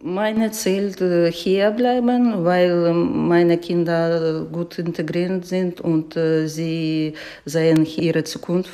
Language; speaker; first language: German; non-native, learner; Ukrainian